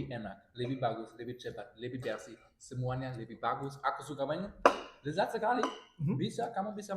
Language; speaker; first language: Indonesian; non-native, learner; German